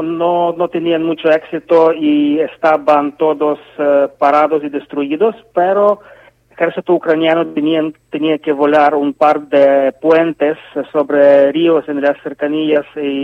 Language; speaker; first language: Spanish; non-native, fluent; Ukrainian